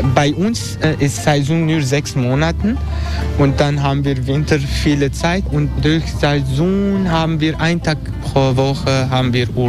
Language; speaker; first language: German; non-native, fluent; Turkish